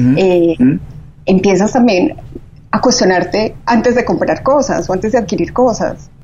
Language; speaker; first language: Spanish; native; Spanish